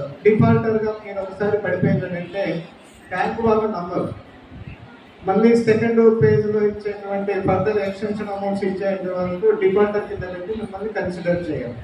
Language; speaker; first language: Telugu; native; Telugu